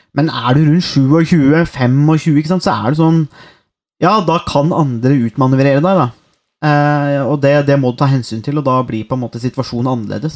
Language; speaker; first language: Norwegian; native; Norwegian